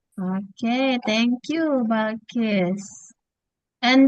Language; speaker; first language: English; non-native, learner; Indonesian